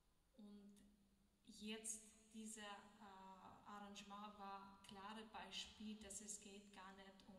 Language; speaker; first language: German; non-native, learner; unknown